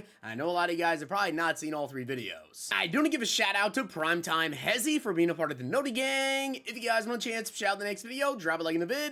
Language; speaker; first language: English; native; English